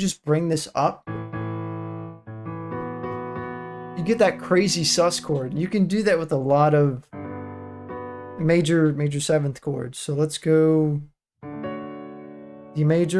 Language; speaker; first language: English; native; English